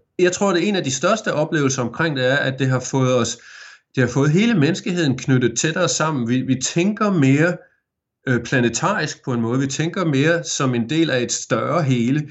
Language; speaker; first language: Danish; native; Danish